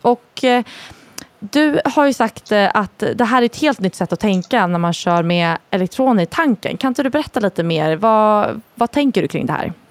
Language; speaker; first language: Swedish; native; Swedish